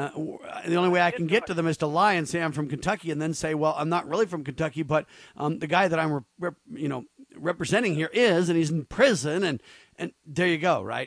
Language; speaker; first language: English; native; English